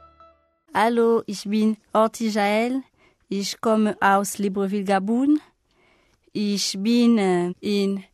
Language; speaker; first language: German; non-native, learner; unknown